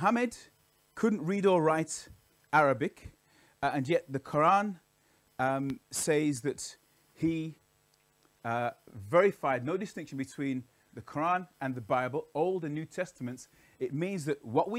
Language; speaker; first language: English; native; English